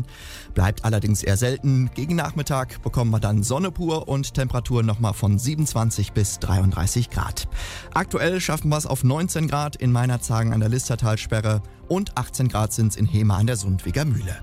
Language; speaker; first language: German; native; German